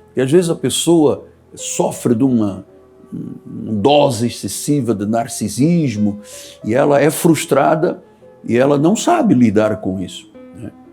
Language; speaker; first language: Portuguese; native; Portuguese